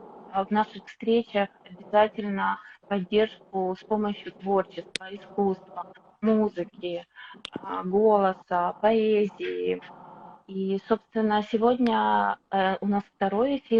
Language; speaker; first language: Russian; native; Russian